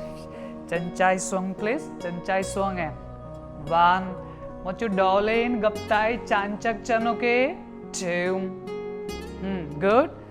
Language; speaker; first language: Vietnamese; non-native, learner; Hindi